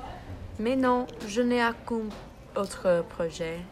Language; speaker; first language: French; non-native, learner; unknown